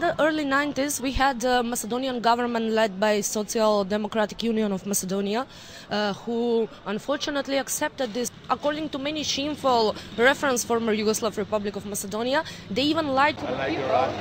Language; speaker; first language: English; non-native, fluent; Macedonian